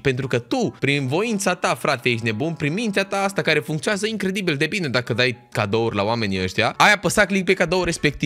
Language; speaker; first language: Romanian; native; Romanian